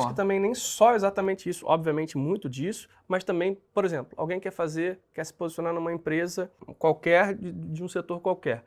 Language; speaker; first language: Portuguese; native; Portuguese